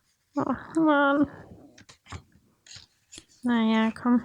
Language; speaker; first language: German; native; German